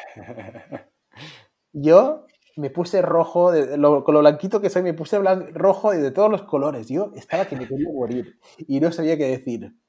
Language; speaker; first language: Spanish; native; Spanish